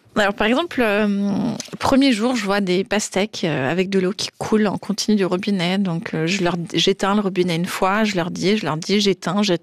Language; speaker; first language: French; native; French